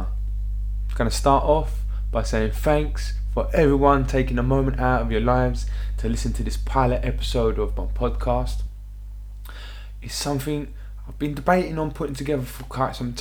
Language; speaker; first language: English; native; English